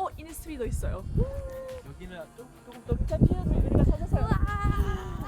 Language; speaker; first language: Korean; non-native, learner; English